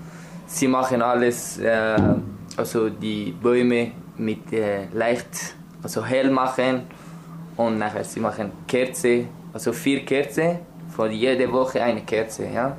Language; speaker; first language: German; non-native, learner; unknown